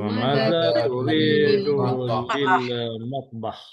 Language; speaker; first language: Arabic; non-native, learner; Malay